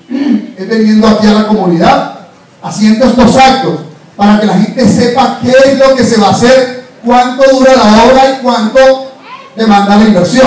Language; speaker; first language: Spanish; native; Spanish